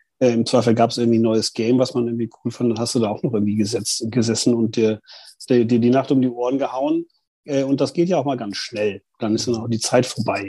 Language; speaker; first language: German; native; German